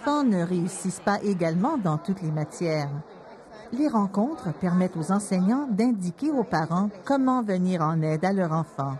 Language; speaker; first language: French; native; French